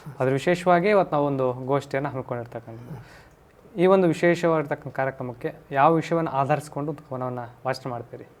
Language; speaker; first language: Kannada; native; Kannada